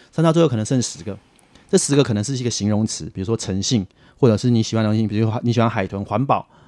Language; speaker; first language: Chinese; native; Chinese